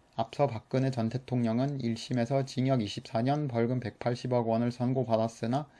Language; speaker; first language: Korean; non-native, fluent; English